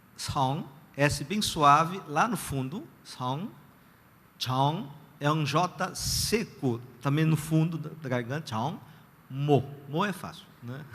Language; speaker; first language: Portuguese; early bilingual, other home language; Korean